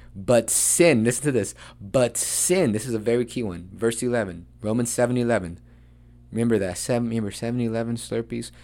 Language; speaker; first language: English; early bilingual, other home language; Spanish